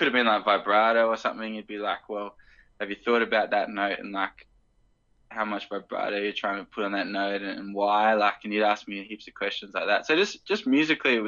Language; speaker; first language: English; native; English